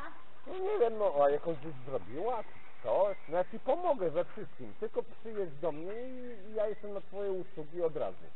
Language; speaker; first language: Polish; non-native, learner; Ukrainian